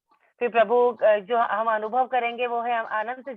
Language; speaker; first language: Hindi; native; Hindi